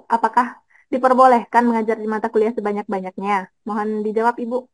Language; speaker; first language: Indonesian; native; Indonesian